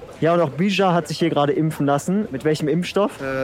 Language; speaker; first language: German; native; German